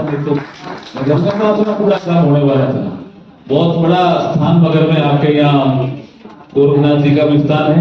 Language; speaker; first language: Hindi; native; Hindi